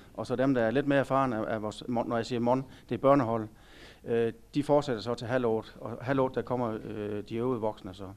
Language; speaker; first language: Danish; native; Danish